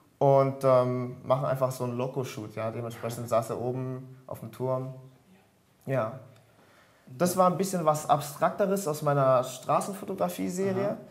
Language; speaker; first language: German; early bilingual, other home language; French